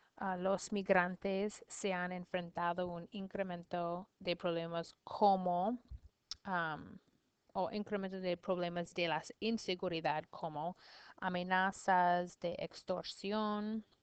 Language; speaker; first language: Spanish; non-native, learner; English